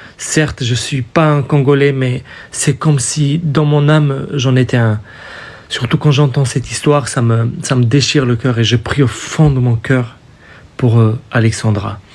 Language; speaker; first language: French; native; French